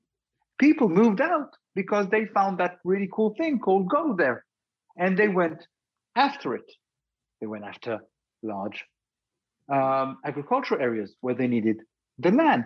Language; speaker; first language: English; native; English